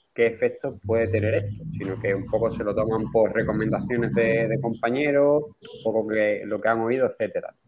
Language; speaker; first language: Spanish; native; Spanish